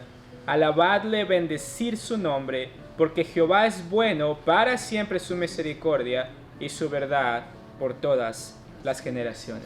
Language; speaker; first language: Spanish; native; Spanish